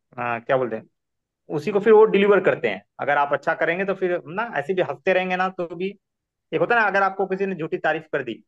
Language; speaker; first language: Hindi; non-native, local second language; Marathi